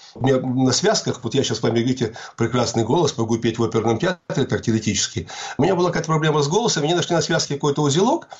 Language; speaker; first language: Russian; native; Russian